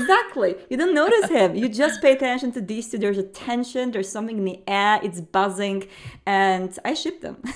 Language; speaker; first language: English; non-native, fluent; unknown